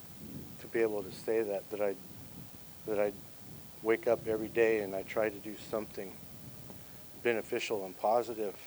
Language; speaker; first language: English; native; English